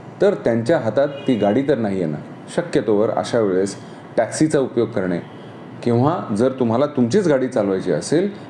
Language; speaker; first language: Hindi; non-native, local second language; Marathi